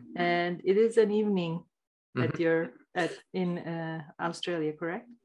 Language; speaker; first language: English; non-native, fluent; Turkish